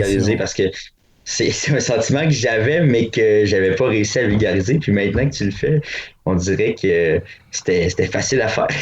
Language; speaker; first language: French; native; French